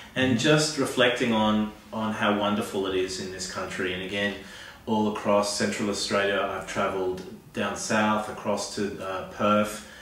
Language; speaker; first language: English; native; English